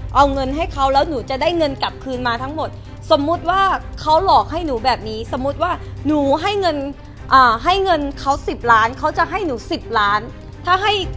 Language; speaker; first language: Thai; non-native, fluent; Vietnamese